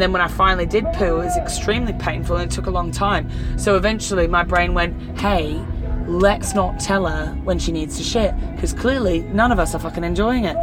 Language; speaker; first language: English; native; English